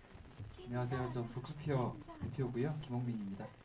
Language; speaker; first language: Korean; native; Korean